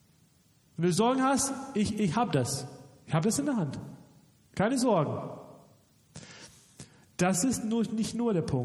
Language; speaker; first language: German; non-native, fluent; English